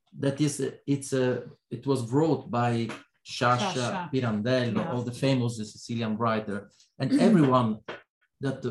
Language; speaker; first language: English; non-native, learner; Italian